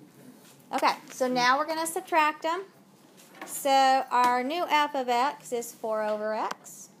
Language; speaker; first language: English; native; English